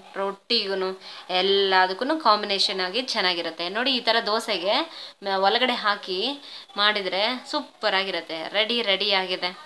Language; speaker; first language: Kannada; non-native, local second language; Telugu